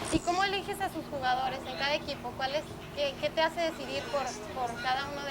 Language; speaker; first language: Spanish; native; Spanish